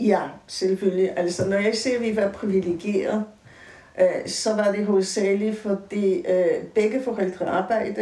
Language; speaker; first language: Danish; native; Danish